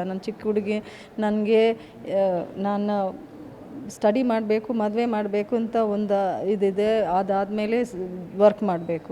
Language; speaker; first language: Kannada; early bilingual, heritage; English